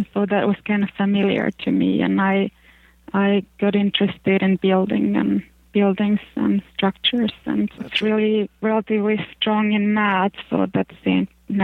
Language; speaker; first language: English; non-native, fluent; Finnish